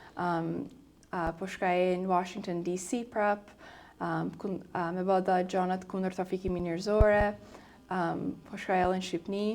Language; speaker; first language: Albanian; early bilingual, heritage; Albanian